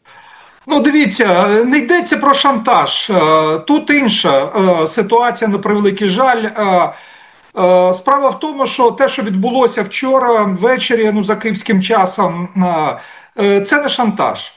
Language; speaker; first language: Ukrainian; native; Ukrainian